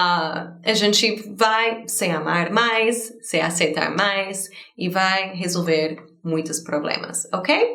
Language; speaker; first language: Portuguese; non-native, fluent; English